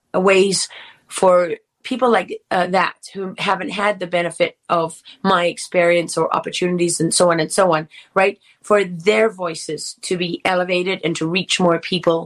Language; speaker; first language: English; native; English